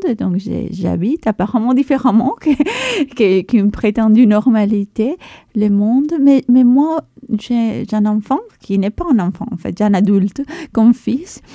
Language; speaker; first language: French; non-native, fluent; Spanish